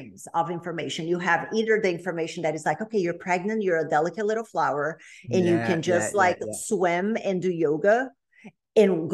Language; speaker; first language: English; non-native, fluent; Portuguese